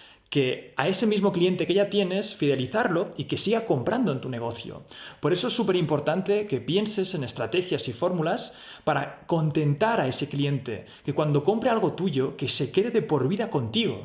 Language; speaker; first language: Spanish; native; Spanish